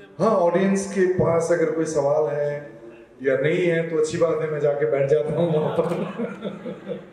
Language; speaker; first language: Hindi; non-native, local second language; Assamese